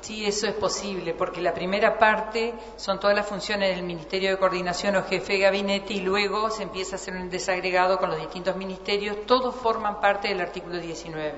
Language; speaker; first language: Spanish; native; Spanish